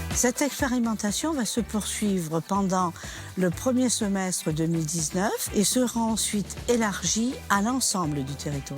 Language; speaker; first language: French; native; French